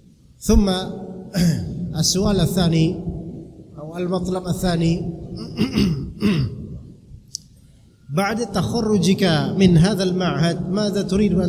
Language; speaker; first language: Arabic; non-native, fluent; Indonesian